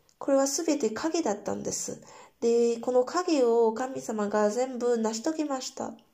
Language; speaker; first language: Japanese; non-native, fluent; Korean